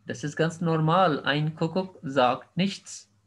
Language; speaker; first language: German; non-native, fluent; Urdu